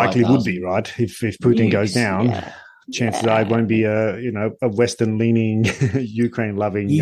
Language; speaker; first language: English; native; English